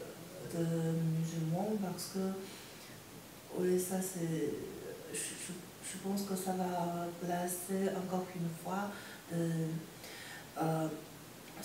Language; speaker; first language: French; non-native, learner; Chinese